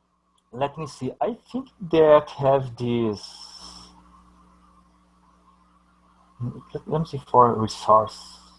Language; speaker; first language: English; non-native, learner; Portuguese